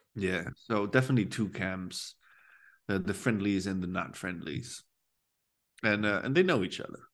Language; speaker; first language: English; early bilingual, other home language; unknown